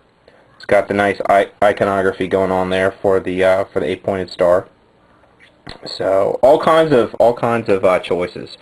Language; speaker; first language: English; native; English